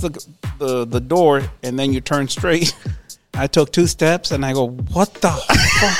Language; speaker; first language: English; early bilingual, other home language; Spanish